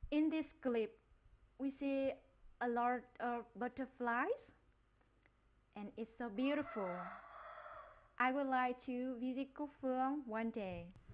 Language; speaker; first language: English; non-native, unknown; Vietnamese